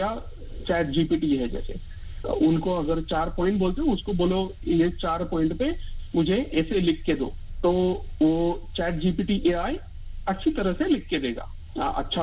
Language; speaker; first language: Hindi; non-native, local second language; Marathi